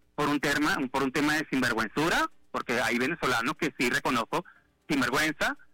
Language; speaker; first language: Spanish; native; Spanish